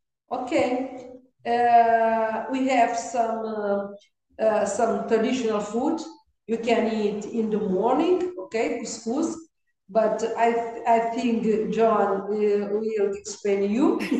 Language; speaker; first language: English; non-native, learner; Kabuverdianu